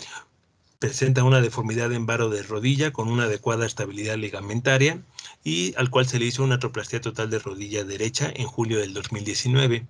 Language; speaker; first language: Spanish; native; Spanish